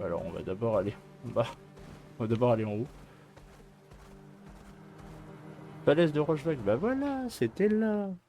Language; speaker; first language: French; native; French